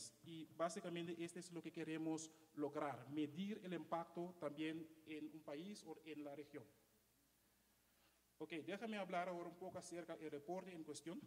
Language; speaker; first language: Spanish; non-native, fluent; Papiamento